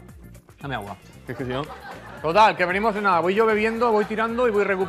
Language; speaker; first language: Spanish; native; Spanish